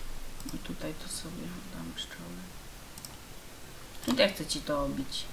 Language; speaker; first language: Polish; native; Polish